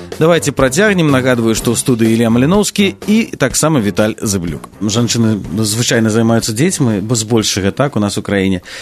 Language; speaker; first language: Belarusian; native; Belarusian